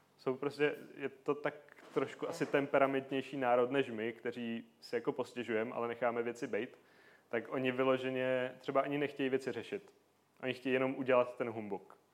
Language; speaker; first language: Czech; native; Czech